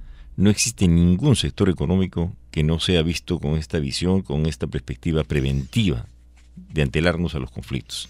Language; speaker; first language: Spanish; native; Spanish